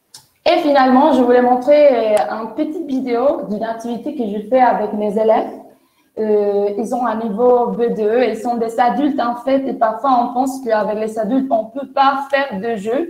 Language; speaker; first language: French; non-native, fluent; Spanish